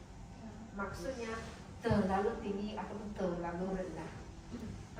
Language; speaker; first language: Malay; non-native, local second language; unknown